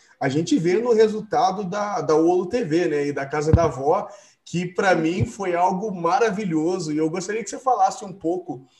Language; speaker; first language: Portuguese; native; Portuguese